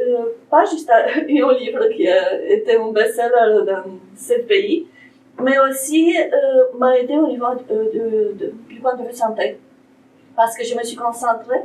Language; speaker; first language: French; non-native, fluent; Romanian